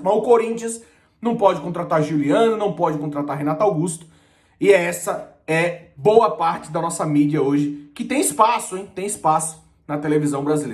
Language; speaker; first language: Portuguese; native; Portuguese